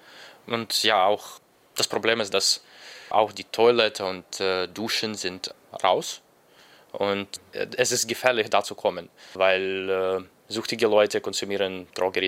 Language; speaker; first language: German; non-native, learner; Ukrainian